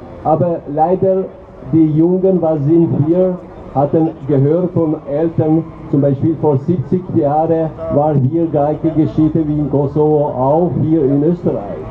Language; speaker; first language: German; non-native, learner; Albanian